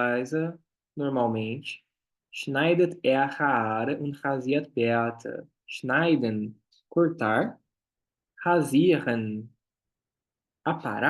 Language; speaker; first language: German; non-native, fluent; Portuguese